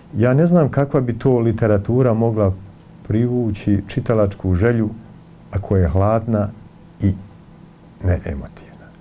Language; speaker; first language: Bosnian; native; Bosnian